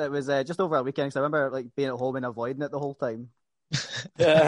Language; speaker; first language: English; native; English